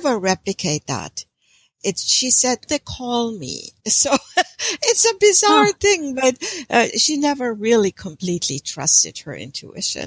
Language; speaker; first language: English; non-native, fluent; German